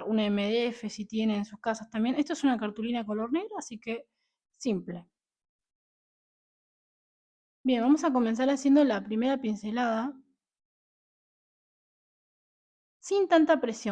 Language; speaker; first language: Spanish; native; Spanish